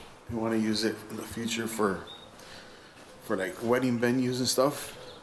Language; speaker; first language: English; early bilingual, other home language; Spanish